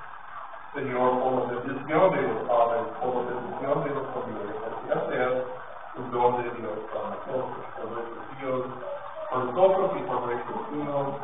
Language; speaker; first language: Spanish; non-native, learner; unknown